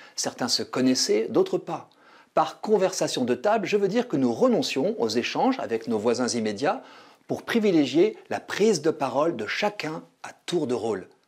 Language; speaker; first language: French; native; French